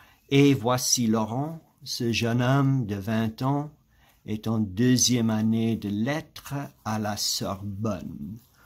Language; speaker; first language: French; non-native, fluent; English